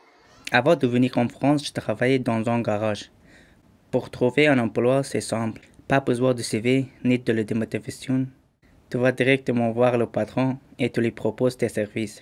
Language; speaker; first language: French; non-native, learner; Persian